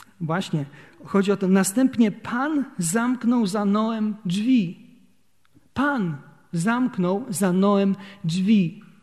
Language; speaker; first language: Polish; native; Polish